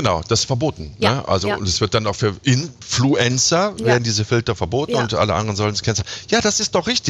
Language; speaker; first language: German; native; German